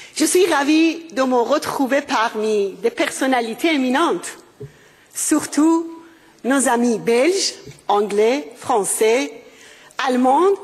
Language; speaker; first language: French; non-native, fluent; Persian